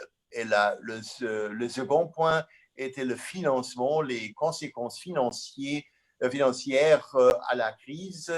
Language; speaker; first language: French; non-native, fluent; German